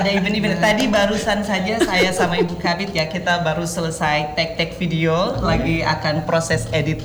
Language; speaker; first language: Indonesian; non-native, local second language; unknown